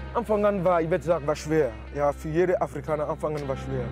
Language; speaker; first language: German; non-native, learner; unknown